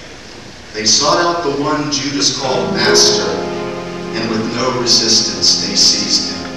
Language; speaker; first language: English; native; English